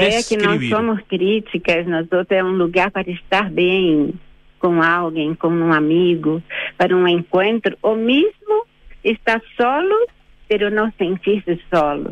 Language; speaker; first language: Spanish; non-native, fluent; Portuguese